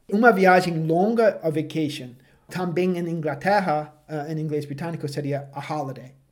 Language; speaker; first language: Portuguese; non-native, fluent; English